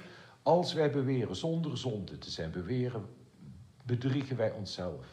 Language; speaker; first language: Dutch; native; Dutch